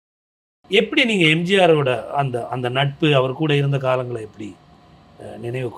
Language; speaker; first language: Tamil; native; Tamil